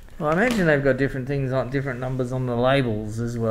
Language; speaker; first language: English; native; English